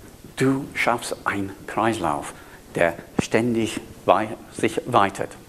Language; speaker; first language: German; non-native, fluent; English